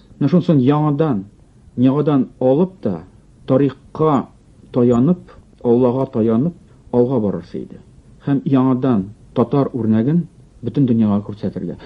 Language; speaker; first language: Tatar; non-native, local second language; Russian